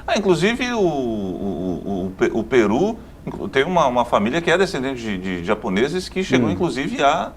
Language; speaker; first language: Portuguese; native; Portuguese